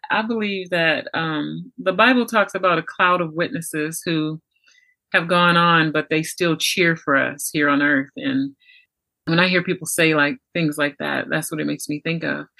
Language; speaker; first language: English; native; English